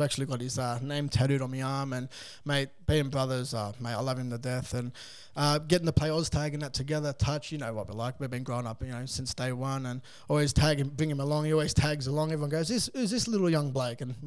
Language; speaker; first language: English; native; English